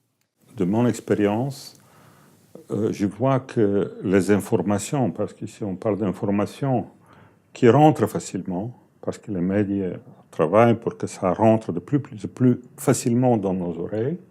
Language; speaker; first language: French; non-native, fluent; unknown